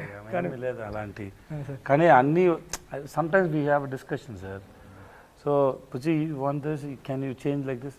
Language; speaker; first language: Telugu; non-native, learner; Tamil